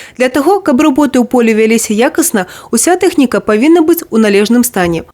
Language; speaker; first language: Belarusian; native; Belarusian